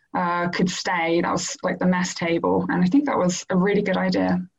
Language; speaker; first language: English; native; English